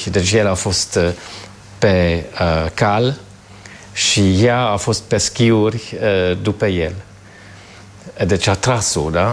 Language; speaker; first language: Romanian; non-native, fluent; German